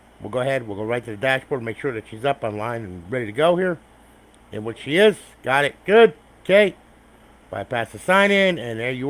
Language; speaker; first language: English; native; English